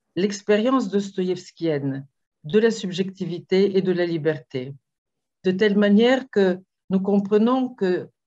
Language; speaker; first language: French; non-native, fluent; Bulgarian